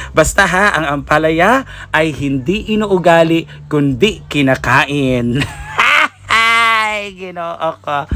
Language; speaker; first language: Filipino; non-native, local second language; Cebuano